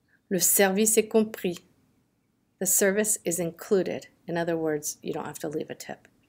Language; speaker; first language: English; native; English